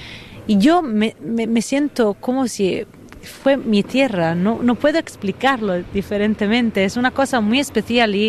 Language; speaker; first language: Spanish; non-native, fluent; Italian